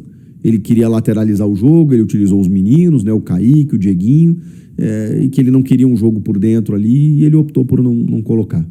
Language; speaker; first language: Portuguese; native; Portuguese